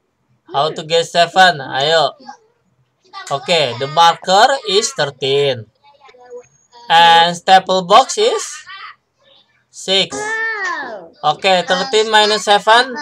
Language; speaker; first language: English; non-native, learner; Indonesian